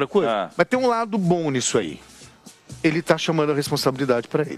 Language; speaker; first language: Portuguese; native; Portuguese